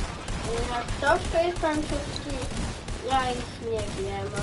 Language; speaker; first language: Polish; early bilingual, heritage; Polish